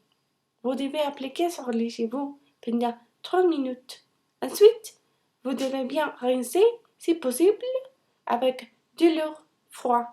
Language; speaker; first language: French; non-native, learner; Spanish